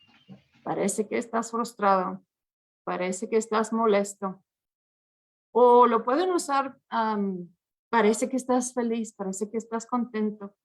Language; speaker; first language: Spanish; early bilingual, heritage; English